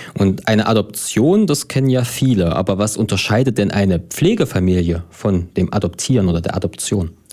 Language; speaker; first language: German; native; German